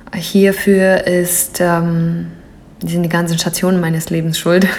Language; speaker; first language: German; non-native, fluent; Greek